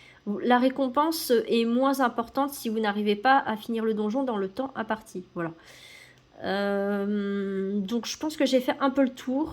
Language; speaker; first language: French; native; French